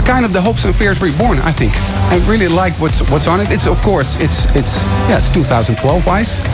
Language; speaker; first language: English; non-native, fluent; Dutch